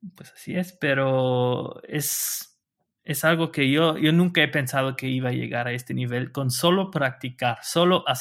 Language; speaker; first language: Spanish; non-native, fluent; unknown